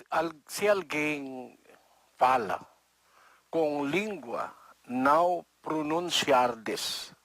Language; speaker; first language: Portuguese; non-native, learner; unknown